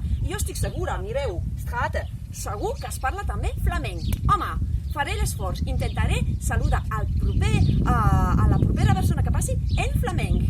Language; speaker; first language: Catalan; non-native, fluent; French